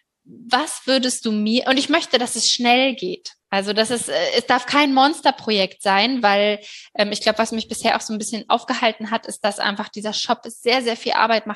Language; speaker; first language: German; native; German